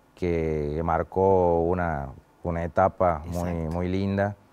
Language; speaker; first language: Spanish; native; Spanish